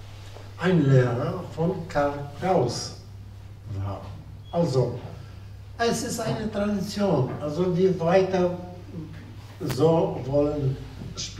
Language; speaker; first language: German; non-native, fluent; Polish